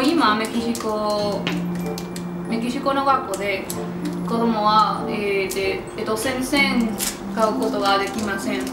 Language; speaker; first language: Japanese; non-native, learner; Spanish